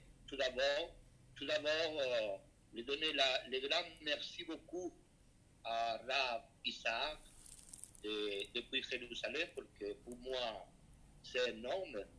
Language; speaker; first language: French; non-native, learner; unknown